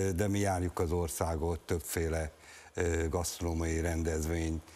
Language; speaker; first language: Hungarian; native; Hungarian